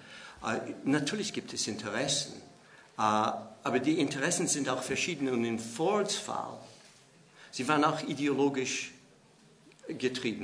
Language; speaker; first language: German; non-native, fluent; English